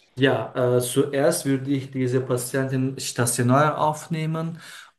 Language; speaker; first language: German; non-native, learner; Turkish